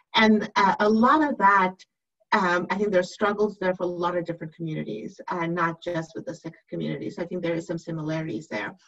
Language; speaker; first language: English; native; English